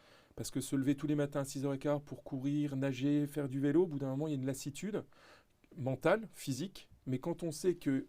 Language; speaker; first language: French; native; French